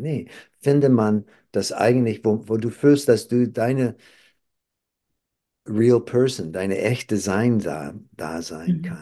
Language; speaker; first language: German; non-native, fluent; English